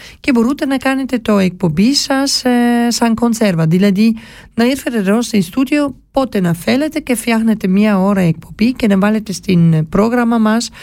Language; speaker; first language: Greek; early bilingual, heritage; Greek